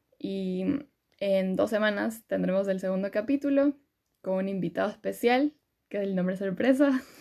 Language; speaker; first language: Spanish; native; Spanish